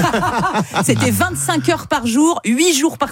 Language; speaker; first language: French; native; French